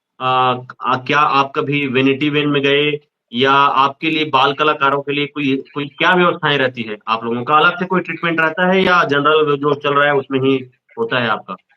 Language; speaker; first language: Hindi; native; Hindi